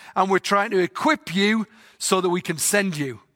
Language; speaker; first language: English; native; English